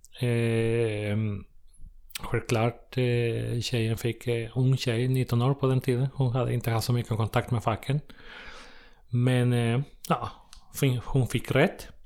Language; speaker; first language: Swedish; non-native, fluent; Spanish